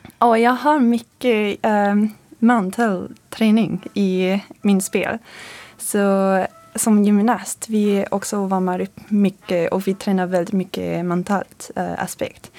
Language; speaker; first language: Swedish; non-native, fluent; French